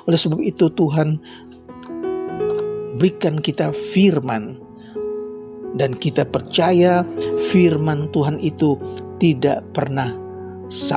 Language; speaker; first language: Indonesian; native; Indonesian